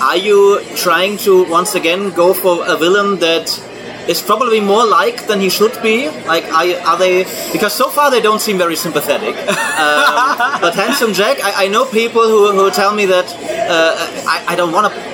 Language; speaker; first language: English; non-native, fluent; German